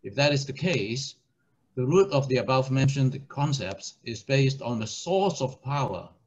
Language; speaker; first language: English; non-native, local second language; Chinese